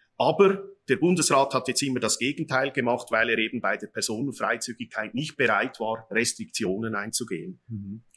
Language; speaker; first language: German; native; German